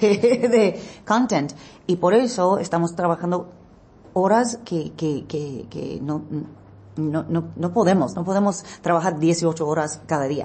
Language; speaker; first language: Spanish; early bilingual, heritage; English